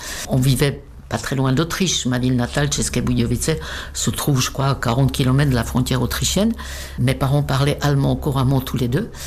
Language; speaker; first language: French; non-native, fluent; Czech